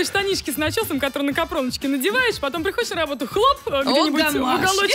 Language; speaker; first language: Russian; native; Russian